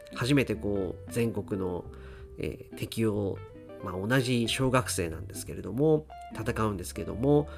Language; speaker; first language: Japanese; native; Japanese